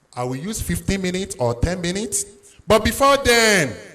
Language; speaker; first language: English; non-native, local second language; Yoruba